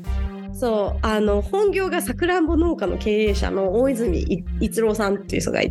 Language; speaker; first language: Japanese; native; Japanese